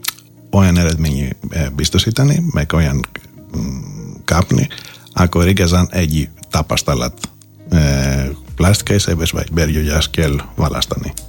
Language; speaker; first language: Hungarian; non-native, learner; Greek